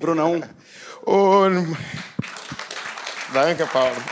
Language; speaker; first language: German; non-native, learner; Portuguese